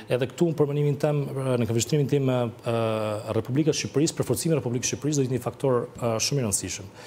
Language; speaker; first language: Albanian; early bilingual, heritage; Albanian